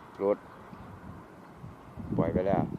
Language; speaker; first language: Thai; native; Thai